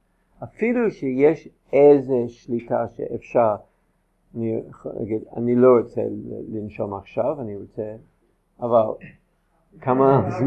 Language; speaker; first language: Hebrew; non-native, fluent; English